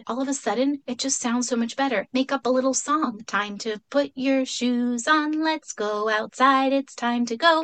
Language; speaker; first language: English; non-native, fluent; Spanish